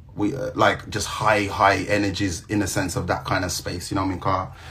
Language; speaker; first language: English; native; English